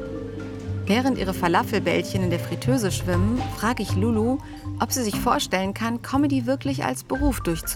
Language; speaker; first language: German; native; German